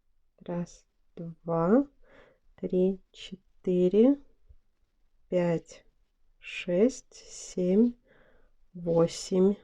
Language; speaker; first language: Russian; native; Russian